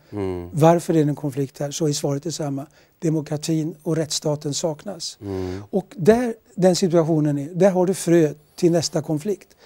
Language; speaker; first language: Swedish; native; Swedish